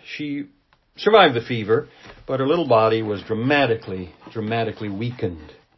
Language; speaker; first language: English; native; English